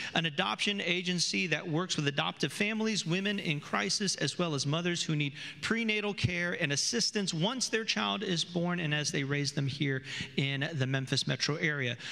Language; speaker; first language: English; native; English